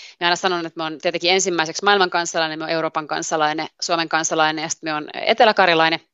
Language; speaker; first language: Finnish; native; Finnish